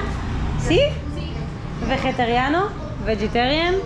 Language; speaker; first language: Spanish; non-native, learner; Hebrew